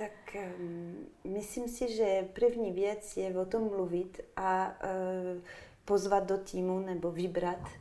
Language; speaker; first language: Czech; non-native, fluent; French